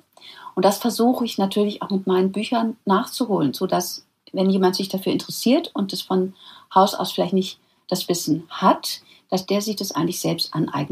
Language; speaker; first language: German; native; German